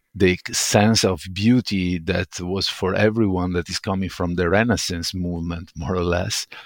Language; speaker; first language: English; non-native, fluent; Italian